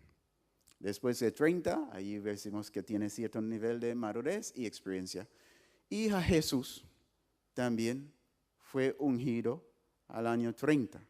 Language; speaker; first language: Spanish; non-native, fluent; English